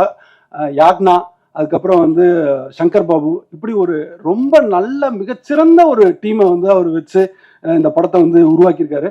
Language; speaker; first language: Tamil; native; Tamil